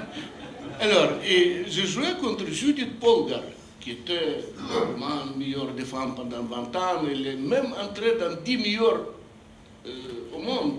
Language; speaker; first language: French; non-native, fluent; Russian